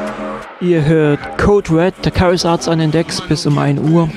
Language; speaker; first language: German; native; German